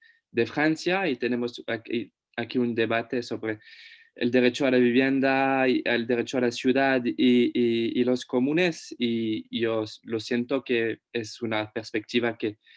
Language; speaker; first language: Spanish; non-native, fluent; French